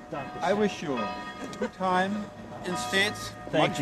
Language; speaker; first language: English; non-native, learner; German